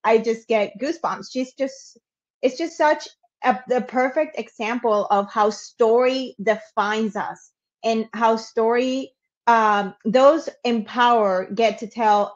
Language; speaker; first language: English; non-native, fluent; Spanish